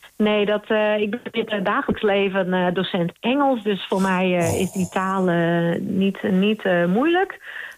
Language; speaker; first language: Dutch; non-native, local second language; Western Frisian